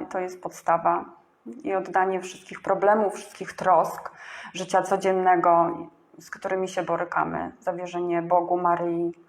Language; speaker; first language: Polish; native; Polish